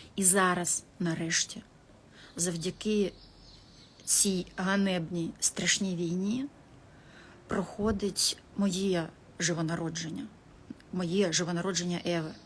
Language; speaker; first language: Ukrainian; non-native, local second language; Russian